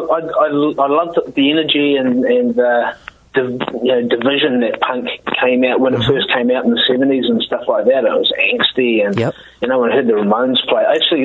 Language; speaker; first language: English; native; English